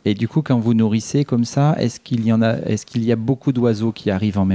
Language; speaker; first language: French; native; French